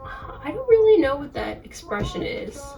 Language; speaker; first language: English; native; English